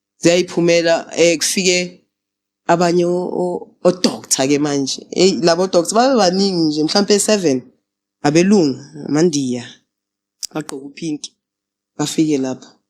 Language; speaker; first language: Zulu; native; Zulu